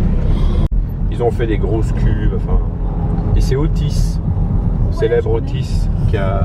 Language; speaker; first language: French; native; French